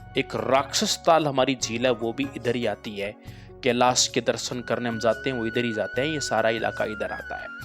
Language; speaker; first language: Hindi; native; Hindi